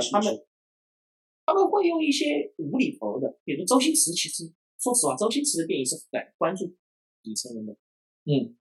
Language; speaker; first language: Chinese; non-native, local second language; Cantonese